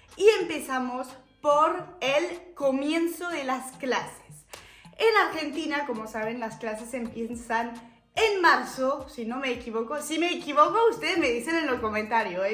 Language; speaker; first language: Spanish; non-native, fluent; French